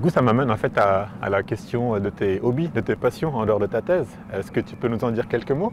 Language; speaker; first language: French; native; French